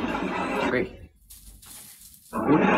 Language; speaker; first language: English; non-native, learner; Vietnamese